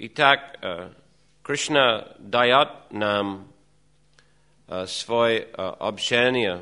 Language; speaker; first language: Russian; non-native, fluent; English